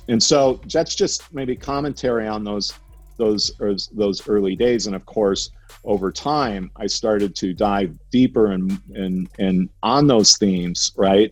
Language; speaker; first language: English; native; English